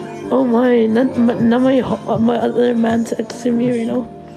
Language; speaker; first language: English; early bilingual, other home language; Spanish